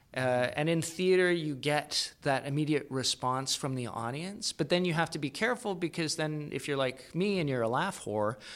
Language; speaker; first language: English; native; English